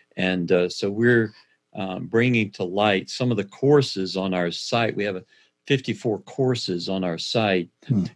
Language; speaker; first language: English; native; English